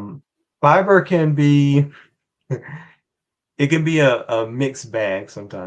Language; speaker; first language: English; native; English